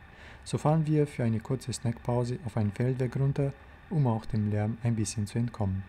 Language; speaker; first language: German; native; German